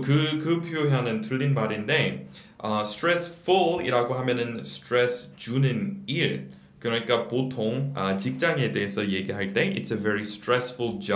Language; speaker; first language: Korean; non-native, fluent; English